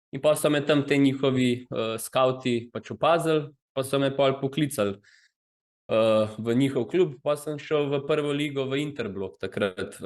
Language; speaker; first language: Slovenian; early bilingual, other home language; Croatian